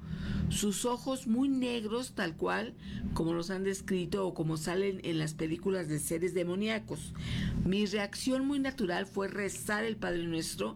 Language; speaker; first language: Spanish; native; Spanish